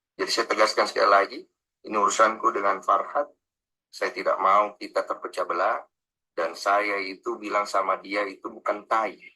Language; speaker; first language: Indonesian; native; Indonesian